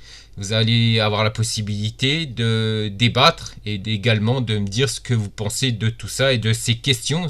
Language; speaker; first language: French; native; French